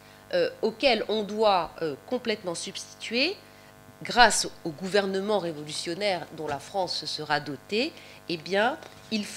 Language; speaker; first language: French; native; French